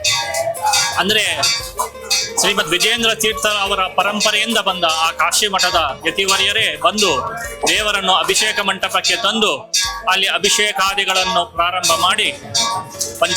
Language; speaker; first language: Kannada; non-native, local second language; Konkani